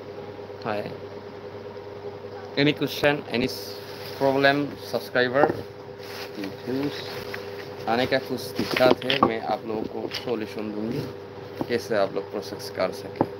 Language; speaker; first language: Hindi; non-native, learner; Bangla